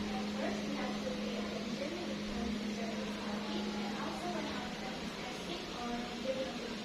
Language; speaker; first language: English; non-native, learner; Indonesian